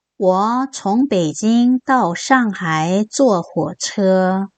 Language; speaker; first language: Chinese; non-native, fluent; Korean